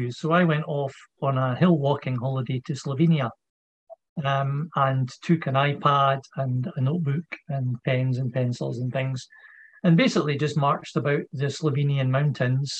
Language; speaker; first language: English; native; English